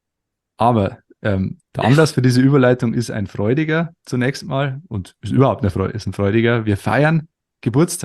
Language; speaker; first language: German; native; German